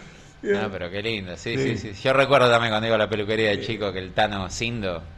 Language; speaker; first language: Spanish; native; Spanish